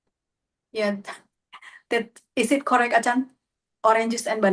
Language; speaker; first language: English; non-native, learner; Indonesian